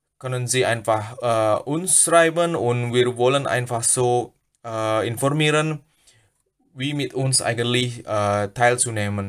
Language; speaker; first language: German; non-native, learner; Indonesian